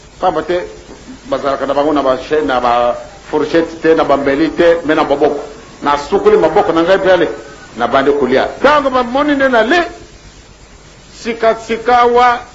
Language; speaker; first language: Lingala; non-native, local second language; Kongo